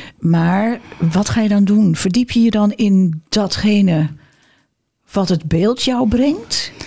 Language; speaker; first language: Dutch; native; Dutch